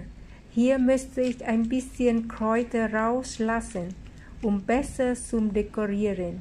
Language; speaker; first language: German; non-native, fluent; Vietnamese